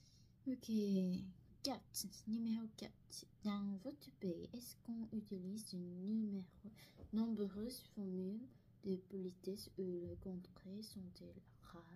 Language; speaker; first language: French; non-native, learner; Korean